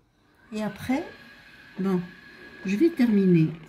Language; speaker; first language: French; non-native, local second language; Arabic